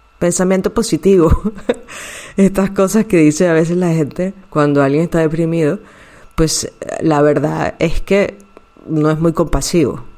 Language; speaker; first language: Spanish; native; Spanish